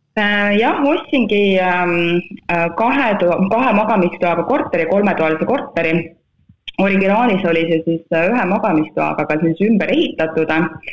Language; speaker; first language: Estonian; native; Estonian